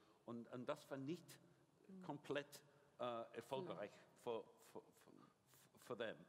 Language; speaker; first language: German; non-native, learner; English